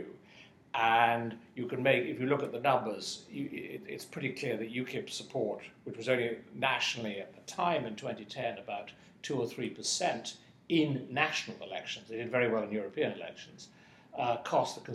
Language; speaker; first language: English; native; English